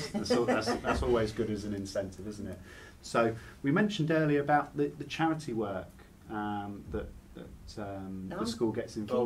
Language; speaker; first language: English; native; English